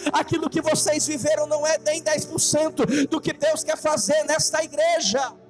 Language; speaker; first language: Portuguese; native; Portuguese